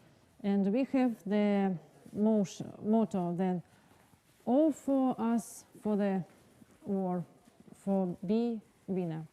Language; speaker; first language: English; non-native, learner; Russian